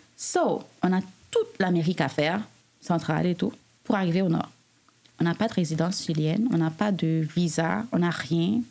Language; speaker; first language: French; non-native, local second language; Haitian Creole